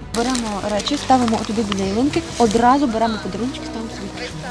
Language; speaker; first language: Ukrainian; native; Ukrainian